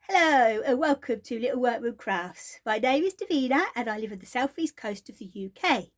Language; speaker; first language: English; native; English